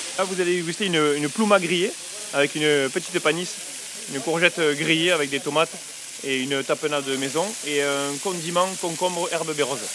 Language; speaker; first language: French; non-native, fluent; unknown